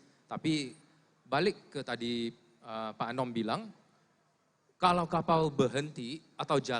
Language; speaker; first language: Indonesian; non-native, fluent; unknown